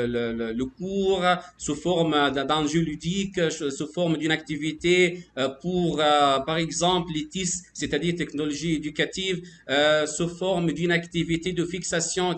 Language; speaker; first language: French; non-native, fluent; Arabic